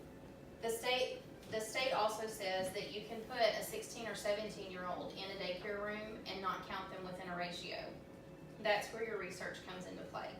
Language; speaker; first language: English; native; English